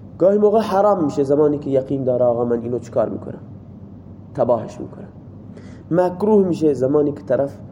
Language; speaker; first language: Persian; non-native, local second language; Baluchi